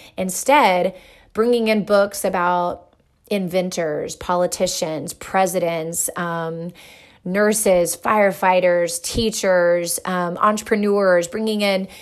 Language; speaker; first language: English; native; English